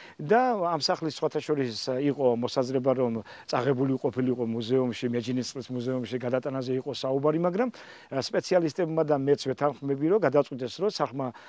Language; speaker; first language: Georgian; native; Georgian